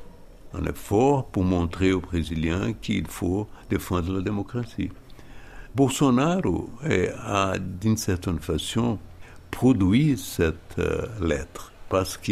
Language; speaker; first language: French; non-native, fluent; Portuguese